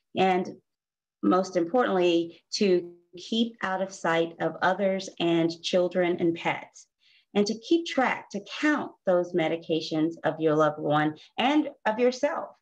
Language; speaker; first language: English; native; English